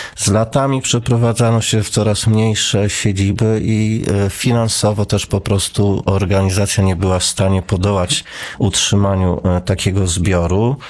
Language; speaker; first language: Polish; native; Polish